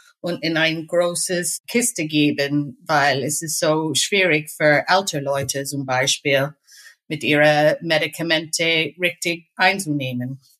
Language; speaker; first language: German; non-native, fluent; English